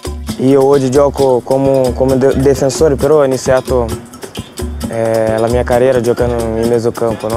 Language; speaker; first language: Italian; non-native, fluent; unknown